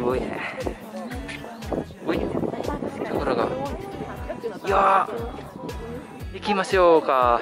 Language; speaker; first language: Japanese; non-native, fluent; Indonesian